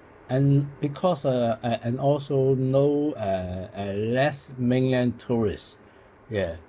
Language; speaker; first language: English; non-native, local second language; Cantonese